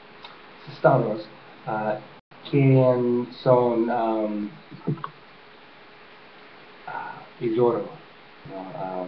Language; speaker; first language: Spanish; non-native, learner; English